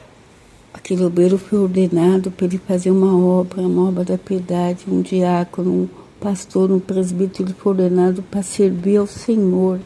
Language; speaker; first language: Portuguese; native; Portuguese